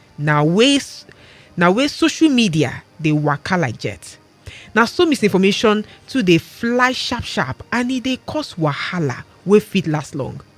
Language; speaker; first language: Nigerian Pidgin; non-native, local second language; Igbo